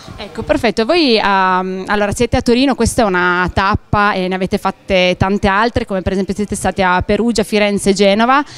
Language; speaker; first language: Italian; native; Italian